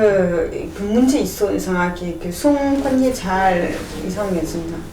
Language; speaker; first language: Korean; non-native, learner; French